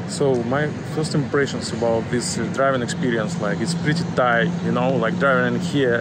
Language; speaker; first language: English; non-native, fluent; Russian